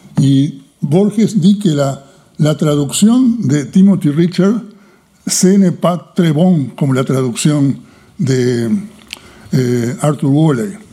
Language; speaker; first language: Spanish; native; Spanish